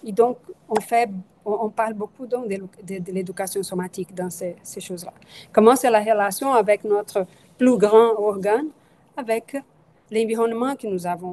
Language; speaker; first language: French; non-native, fluent; Portuguese